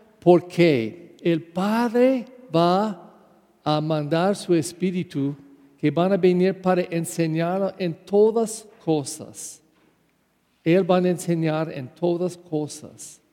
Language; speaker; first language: Spanish; non-native, fluent; English